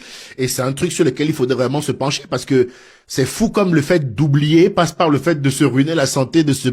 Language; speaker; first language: French; native; French